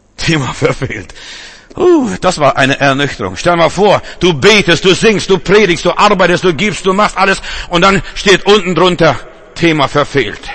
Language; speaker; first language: German; non-native, fluent; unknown